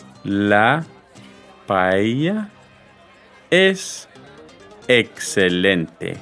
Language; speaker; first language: Spanish; non-native, fluent; English